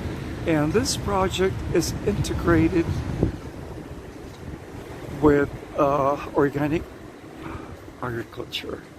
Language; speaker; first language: English; non-native, fluent; Spanish